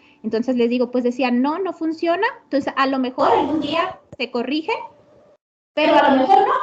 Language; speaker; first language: Spanish; native; Spanish